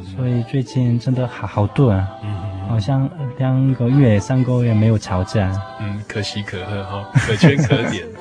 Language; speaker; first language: Chinese; non-native, fluent; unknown